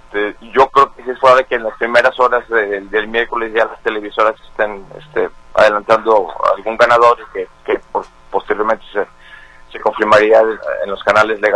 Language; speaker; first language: Spanish; native; Spanish